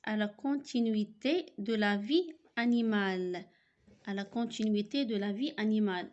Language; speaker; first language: French; non-native, local second language; Arabic